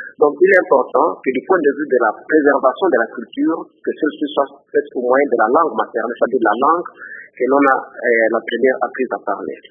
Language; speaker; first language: French; non-native, local second language; Lingala